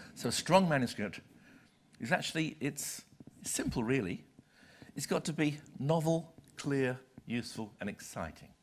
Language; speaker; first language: English; native; English